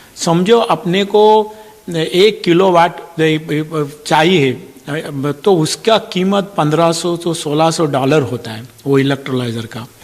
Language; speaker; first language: Hindi; non-native, local second language; Marathi